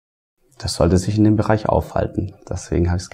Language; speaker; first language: German; native; German